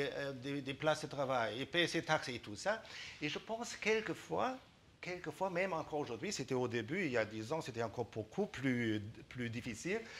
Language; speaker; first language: French; non-native, fluent; German